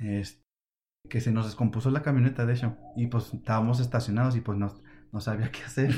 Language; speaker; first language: Spanish; early bilingual, heritage; Spanish